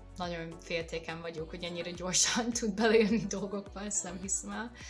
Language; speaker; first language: Hungarian; non-native, fluent; English